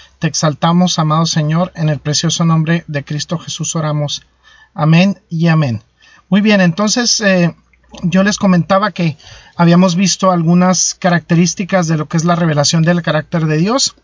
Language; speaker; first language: Spanish; native; Spanish